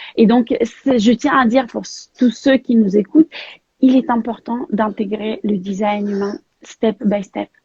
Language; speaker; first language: French; non-native, fluent; Russian